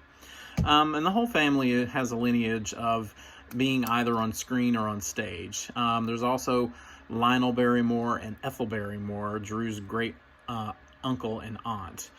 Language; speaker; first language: English; native; English